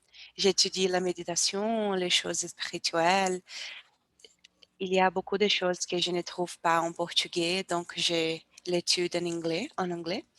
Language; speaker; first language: French; non-native, learner; Portuguese